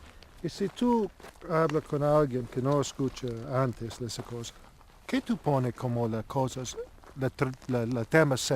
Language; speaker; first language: Spanish; non-native, learner; Italian